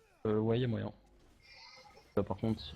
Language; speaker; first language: French; native; French